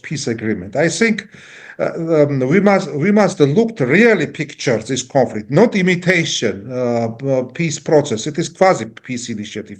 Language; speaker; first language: English; non-native, learner; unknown